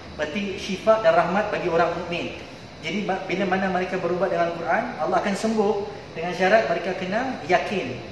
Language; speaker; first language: Malay; native; Malay